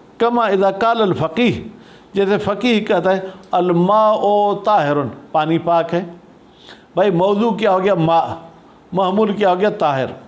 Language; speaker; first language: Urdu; non-native, local second language; Sindhi